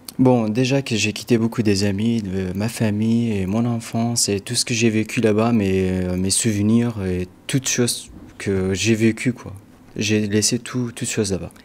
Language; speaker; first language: French; non-native, fluent; Arabic